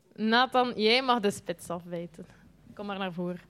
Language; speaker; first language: Dutch; native; Dutch